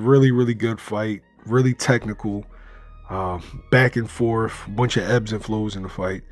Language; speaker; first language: English; native; English